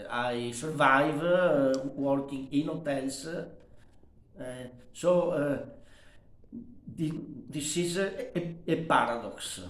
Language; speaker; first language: English; non-native, learner; Italian